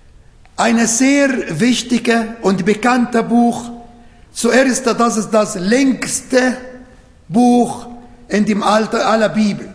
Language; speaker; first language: German; non-native, fluent; Arabic